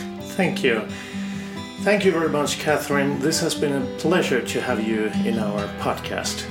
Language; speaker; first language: English; non-native, fluent; Finnish